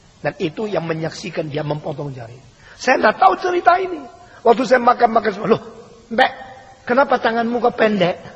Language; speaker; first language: Indonesian; early bilingual, other home language; Min Nan Chinese